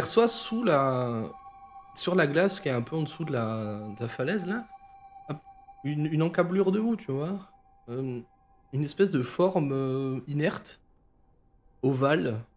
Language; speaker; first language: French; native; French